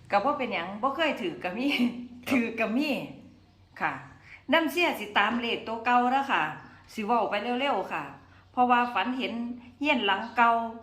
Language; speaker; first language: Thai; native; Thai